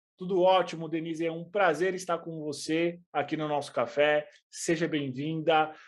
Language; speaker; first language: Portuguese; native; Portuguese